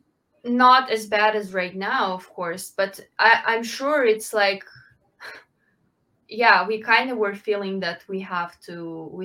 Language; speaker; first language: English; non-native, fluent; Ukrainian